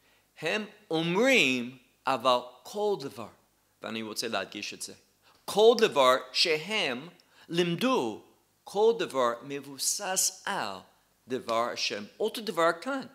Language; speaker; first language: Hebrew; non-native, fluent; English